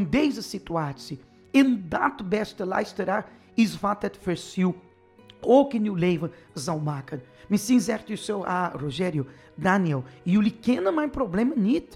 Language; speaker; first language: Dutch; non-native, fluent; Portuguese